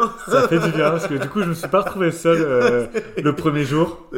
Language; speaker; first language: French; native; French